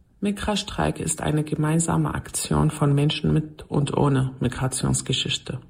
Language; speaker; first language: German; non-native, fluent; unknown